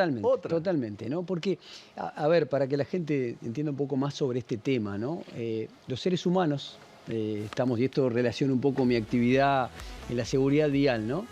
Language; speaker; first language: Spanish; native; Spanish